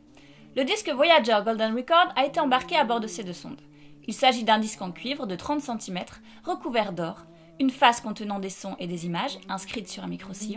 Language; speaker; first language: French; native; French